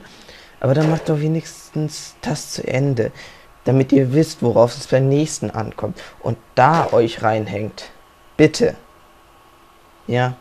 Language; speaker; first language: German; native; German